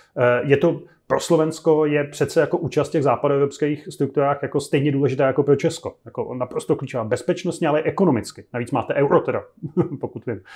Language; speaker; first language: Czech; native; Czech